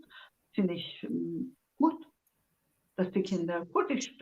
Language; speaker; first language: German; non-native, fluent; Zaza